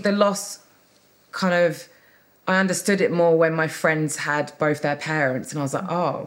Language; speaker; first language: English; native; English